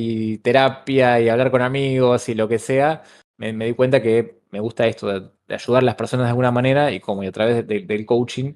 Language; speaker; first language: Spanish; native; Spanish